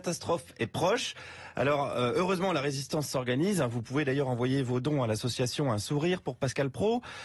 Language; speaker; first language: French; native; French